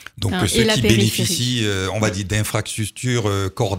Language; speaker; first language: French; native; French